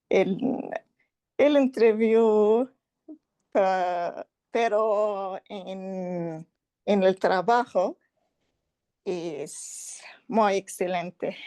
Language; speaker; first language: Spanish; non-native, learner; English